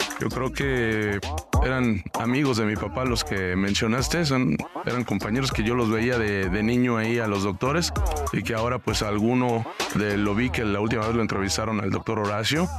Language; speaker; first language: Spanish; native; Spanish